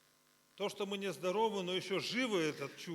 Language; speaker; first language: Russian; native; Russian